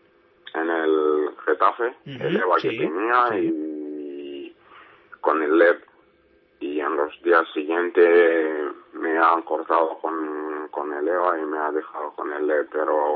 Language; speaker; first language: Spanish; non-native, learner; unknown